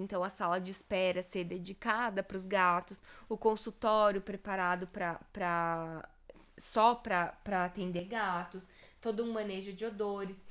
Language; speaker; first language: Portuguese; native; Portuguese